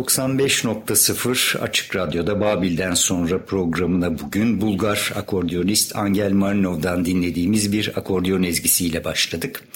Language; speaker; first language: Turkish; native; Turkish